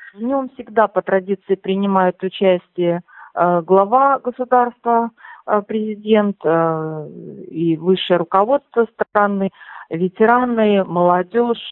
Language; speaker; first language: Russian; native; Russian